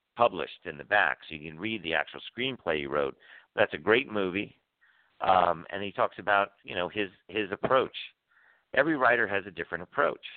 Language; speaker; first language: English; native; English